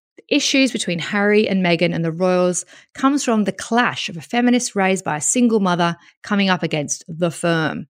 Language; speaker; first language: English; native; English